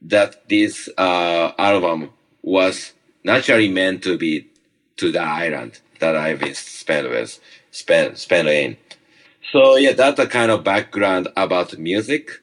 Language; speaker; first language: English; non-native, learner; Japanese